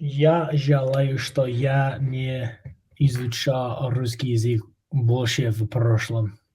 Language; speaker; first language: Russian; non-native, learner; English